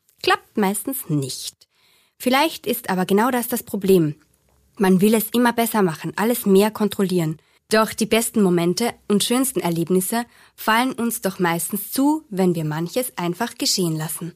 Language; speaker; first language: German; native; German